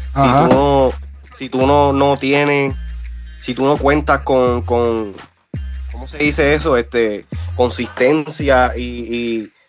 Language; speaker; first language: Spanish; native; Spanish